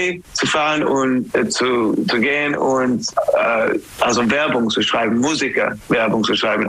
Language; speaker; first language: German; non-native, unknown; English